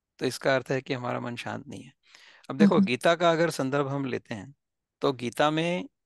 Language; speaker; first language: Hindi; non-native, local second language; Marathi